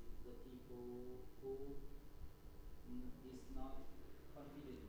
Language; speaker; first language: English; non-native, learner; Vietnamese